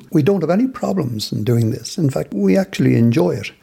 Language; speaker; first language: English; native; English